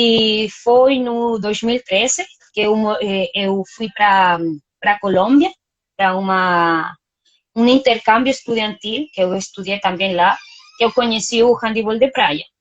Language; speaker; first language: Portuguese; non-native, fluent; Spanish